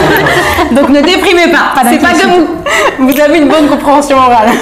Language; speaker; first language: French; native; French